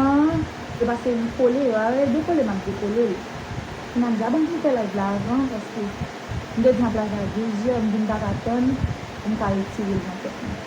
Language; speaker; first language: French; non-native, local second language; Haitian Creole